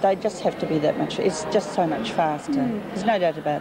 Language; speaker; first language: English; native; English